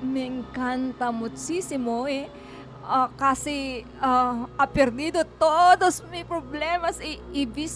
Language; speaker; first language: Spanish; non-native, learner; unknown